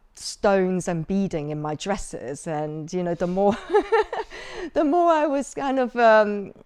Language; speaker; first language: English; early bilingual, other home language; Cantonese